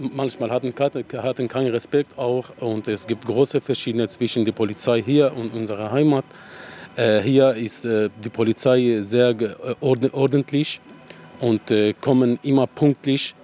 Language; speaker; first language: German; non-native, learner; Arabic